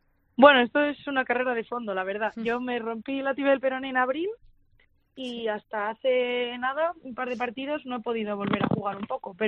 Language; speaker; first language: Spanish; native; Spanish